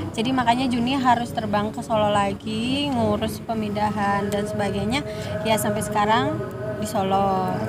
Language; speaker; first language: Indonesian; non-native, local second language; Banjar